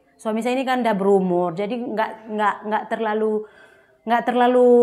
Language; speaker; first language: Malay; native; Malay